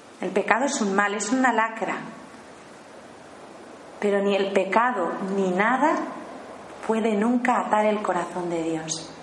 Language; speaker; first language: Spanish; native; Spanish